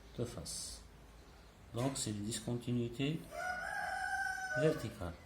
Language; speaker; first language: French; non-native, local second language; Arabic